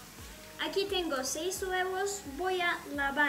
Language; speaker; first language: Spanish; non-native, fluent; Turkish